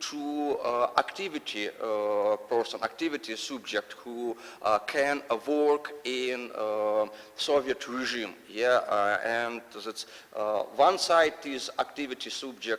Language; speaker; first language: English; non-native, learner; Russian